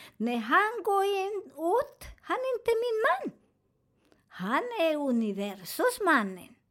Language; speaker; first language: Swedish; non-native, learner; Spanish